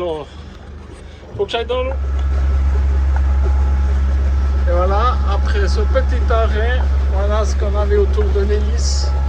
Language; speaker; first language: French; native; French